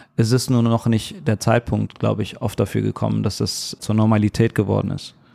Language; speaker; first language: German; native; German